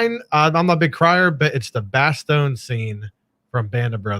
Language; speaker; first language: English; native; English